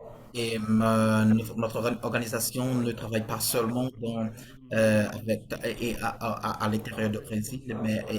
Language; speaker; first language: French; non-native, fluent; Portuguese